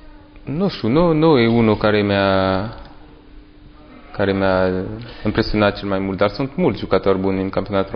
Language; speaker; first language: Romanian; non-native, learner; French